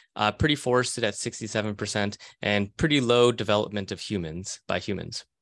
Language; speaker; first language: English; native; English